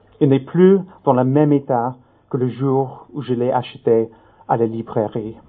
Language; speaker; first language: French; non-native, fluent; English